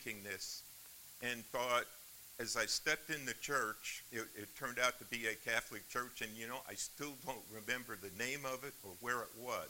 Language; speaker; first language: English; native; English